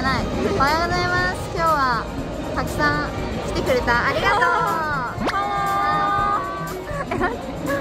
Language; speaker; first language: Japanese; native; Japanese